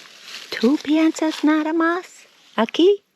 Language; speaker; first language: Spanish; non-native, learner; English